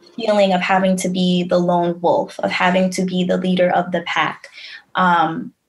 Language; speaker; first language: English; native; English